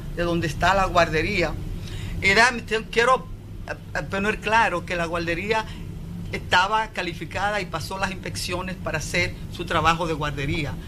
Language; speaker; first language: Spanish; native; Spanish